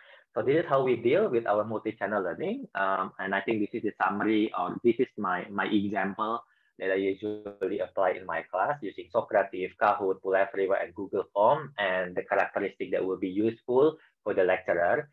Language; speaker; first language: English; non-native, fluent; Indonesian